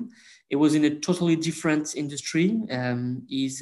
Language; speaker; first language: English; non-native, fluent; French